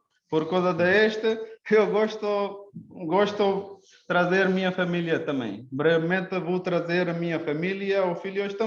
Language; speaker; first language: Portuguese; non-native, learner; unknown